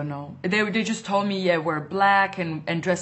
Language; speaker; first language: English; non-native, fluent; Dutch